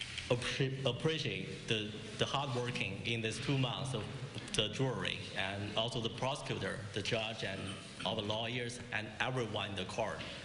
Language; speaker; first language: English; non-native, fluent; Chinese